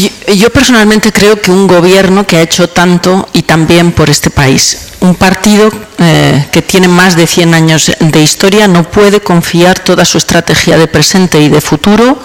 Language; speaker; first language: Spanish; native; Spanish